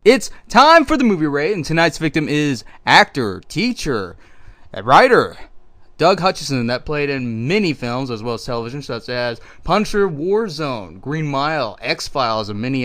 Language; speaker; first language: English; native; English